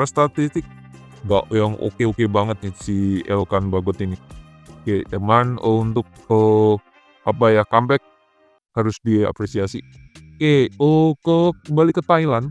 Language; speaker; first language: Indonesian; native; Indonesian